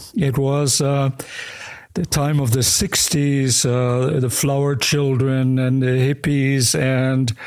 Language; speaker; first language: English; early bilingual, other home language; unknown